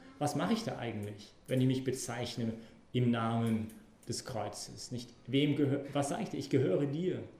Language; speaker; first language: German; non-native, fluent; English